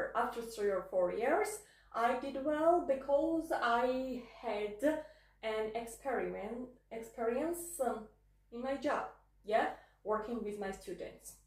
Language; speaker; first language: English; non-native, learner; Georgian